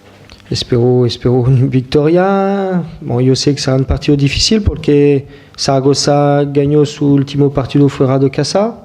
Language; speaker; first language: Spanish; non-native, fluent; French